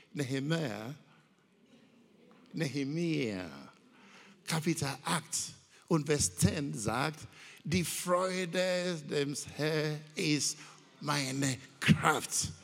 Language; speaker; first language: German; non-native, learner; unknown